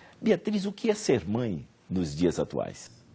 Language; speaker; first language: Portuguese; native; Portuguese